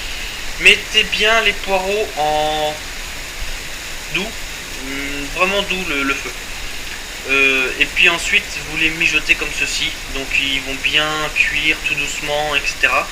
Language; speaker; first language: French; native; French